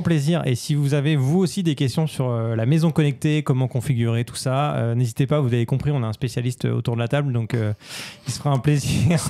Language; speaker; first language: French; native; French